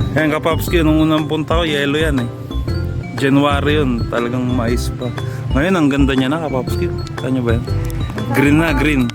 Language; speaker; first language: Filipino; native; Filipino